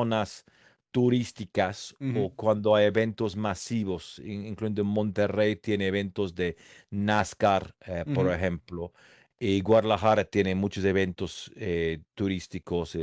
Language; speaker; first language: Spanish; non-native, fluent; English